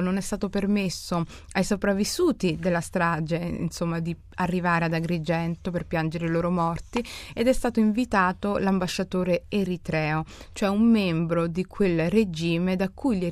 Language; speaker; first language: Italian; early bilingual, other home language; Somali